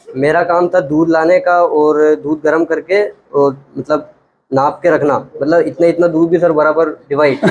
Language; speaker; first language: Hindi; native; Hindi